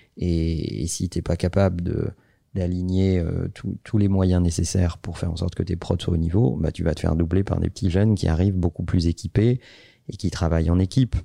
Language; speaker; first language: French; native; French